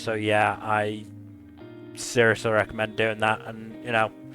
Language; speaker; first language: English; native; English